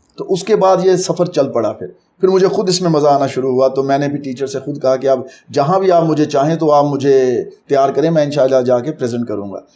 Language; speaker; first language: Urdu; non-native, local second language; Punjabi